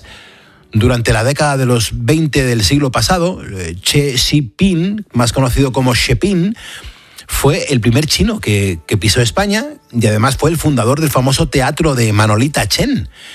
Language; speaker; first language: Spanish; native; Spanish